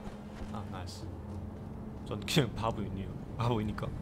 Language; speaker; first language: Korean; non-native, fluent; German